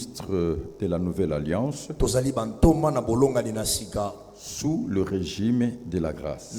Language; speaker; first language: French; non-native, local second language; Lingala